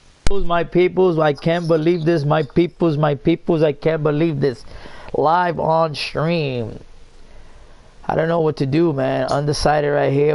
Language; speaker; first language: English; early bilingual, other home language; Spanish